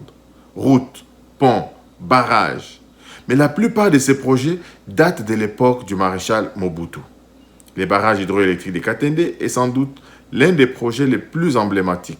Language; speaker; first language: French; non-native, local second language; Lingala